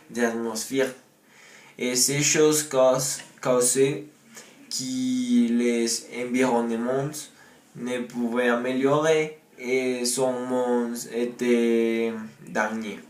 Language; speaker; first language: French; non-native, learner; Spanish